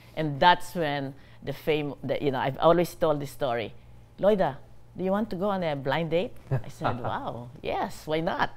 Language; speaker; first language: English; non-native, local second language; Bikol